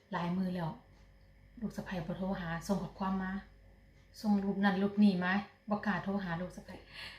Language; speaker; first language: Thai; native; Thai